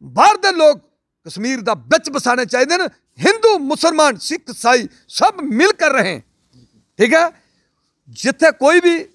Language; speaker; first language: Punjabi; non-native, local second language; Dogri